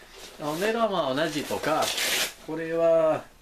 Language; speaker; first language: Japanese; non-native, learner; English